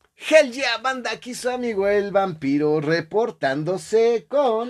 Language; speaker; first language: Spanish; native; Spanish